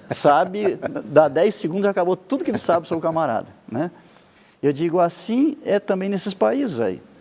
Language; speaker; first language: Portuguese; native; Portuguese